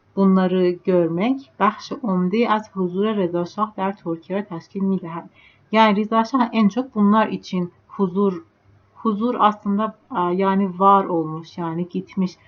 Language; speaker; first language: Turkish; non-native, fluent; Persian